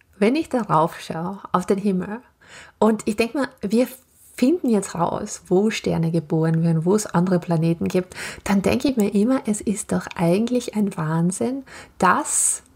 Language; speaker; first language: German; native; German